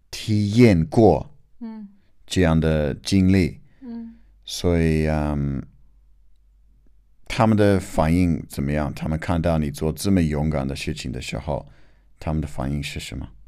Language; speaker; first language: Chinese; non-native, learner; English